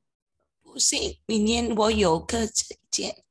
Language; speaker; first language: Chinese; non-native, learner; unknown